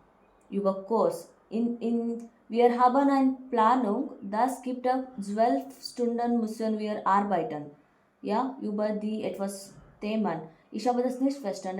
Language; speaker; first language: German; non-native, learner; Kannada